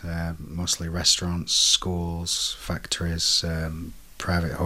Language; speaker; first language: English; native; English